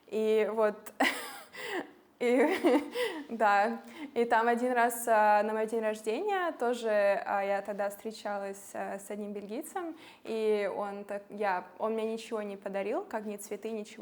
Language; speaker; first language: Russian; non-native, fluent; English